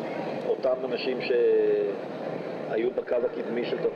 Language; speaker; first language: Hebrew; native; Hebrew